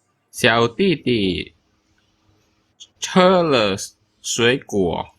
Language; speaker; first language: Chinese; non-native, learner; Indonesian